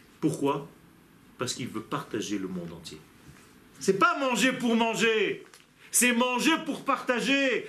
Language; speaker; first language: French; non-native, fluent; Hebrew